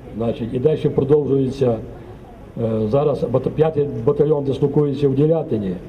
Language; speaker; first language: Ukrainian; native; Ukrainian